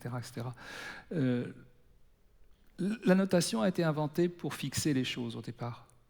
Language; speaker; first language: French; native; French